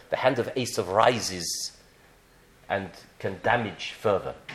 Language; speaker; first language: English; native; English